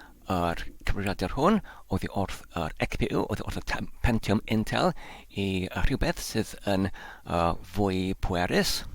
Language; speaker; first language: Welsh; non-native, learner; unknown